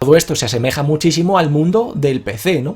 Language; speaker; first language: Spanish; native; Spanish